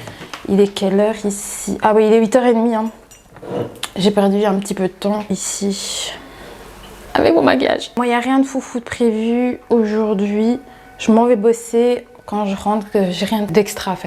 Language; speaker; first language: French; native; French